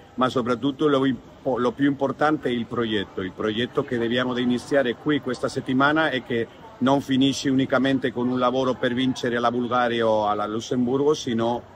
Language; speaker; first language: Italian; non-native, learner; Spanish